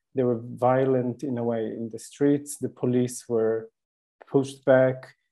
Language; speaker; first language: English; non-native, fluent; Polish